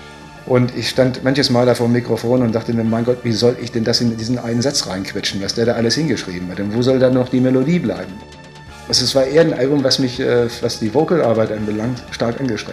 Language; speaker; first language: German; native; German